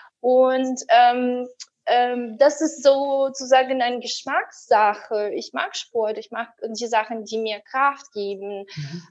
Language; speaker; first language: German; non-native, fluent; Russian